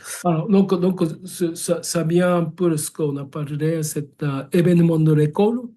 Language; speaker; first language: French; non-native, fluent; Japanese